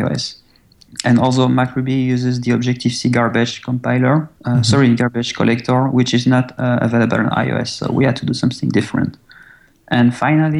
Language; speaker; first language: English; non-native, fluent; French